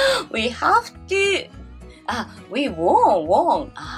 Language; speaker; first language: English; non-native, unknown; Japanese